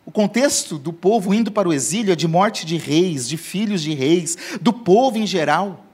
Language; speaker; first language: Portuguese; native; Portuguese